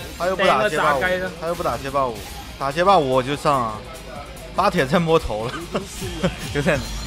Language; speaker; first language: Chinese; native; Chinese